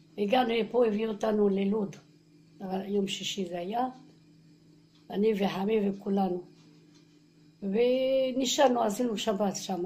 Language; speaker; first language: Hebrew; non-native, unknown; Arabic